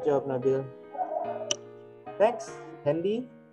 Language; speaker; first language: English; non-native, fluent; Indonesian